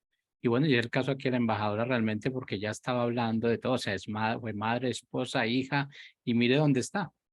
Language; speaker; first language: Spanish; native; Spanish